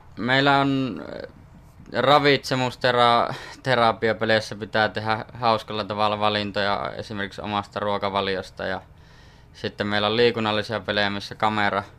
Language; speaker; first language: Finnish; native; Finnish